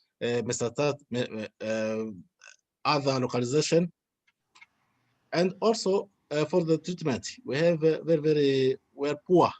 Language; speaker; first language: English; non-native, learner; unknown